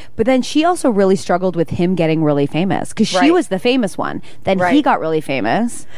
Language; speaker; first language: English; native; English